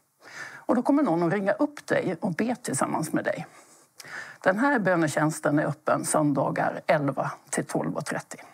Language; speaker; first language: Swedish; native; Swedish